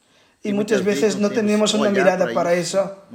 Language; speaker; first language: Spanish; non-native, fluent; Portuguese